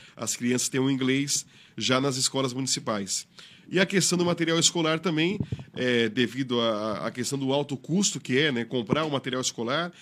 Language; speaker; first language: Portuguese; native; Portuguese